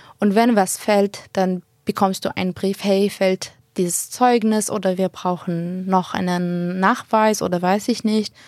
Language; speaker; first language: German; non-native, fluent; Arabic